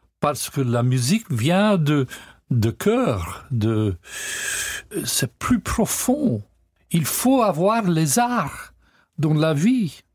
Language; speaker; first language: French; non-native, learner; English